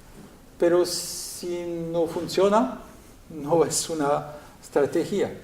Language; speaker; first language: Spanish; non-native, learner; French